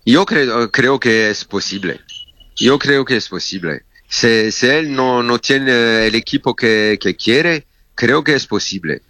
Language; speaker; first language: Spanish; non-native, fluent; Italian